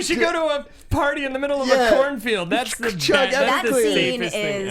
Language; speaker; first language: English; native; English